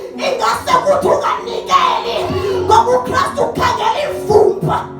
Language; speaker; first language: Zulu; non-native, local second language; Xhosa